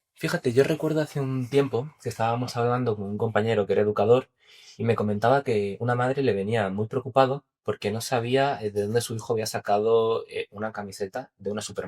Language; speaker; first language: Spanish; native; Spanish